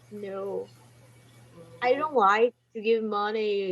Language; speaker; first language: English; non-native, learner; Portuguese